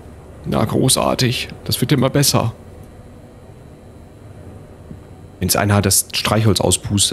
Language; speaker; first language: German; native; German